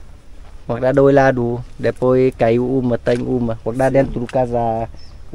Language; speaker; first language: Portuguese; non-native, learner; Vietnamese